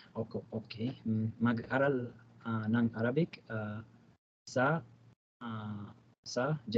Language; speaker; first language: Filipino; non-native, learner; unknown